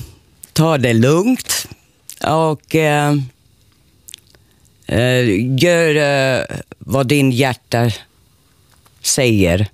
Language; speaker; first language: Swedish; non-native, learner; Finnish